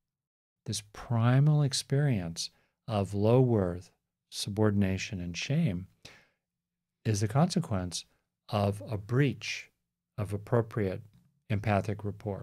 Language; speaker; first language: English; native; English